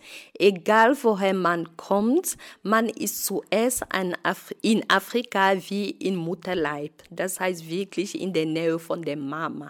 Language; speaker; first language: German; non-native, fluent; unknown